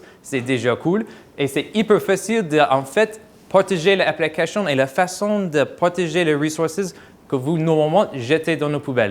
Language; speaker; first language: French; non-native, fluent; English